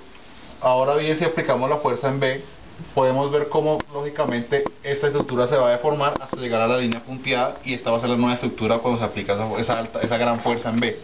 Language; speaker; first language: Spanish; native; Spanish